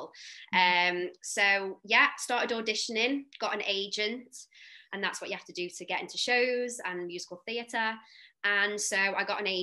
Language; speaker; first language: English; native; English